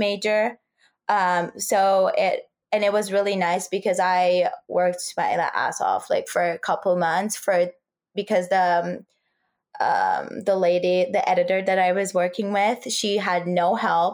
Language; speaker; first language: English; non-native, fluent; Turkish